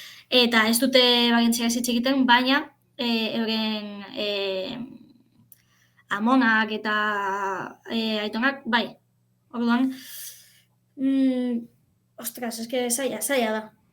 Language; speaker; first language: Basque; non-native, fluent; Catalan